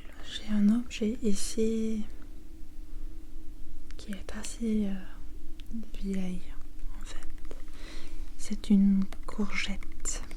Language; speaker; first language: French; non-native, learner; English